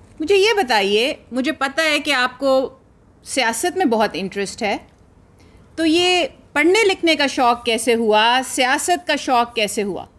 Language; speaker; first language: Urdu; native; Urdu